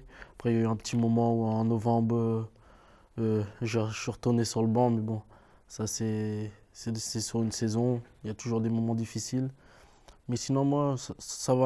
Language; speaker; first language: French; native; French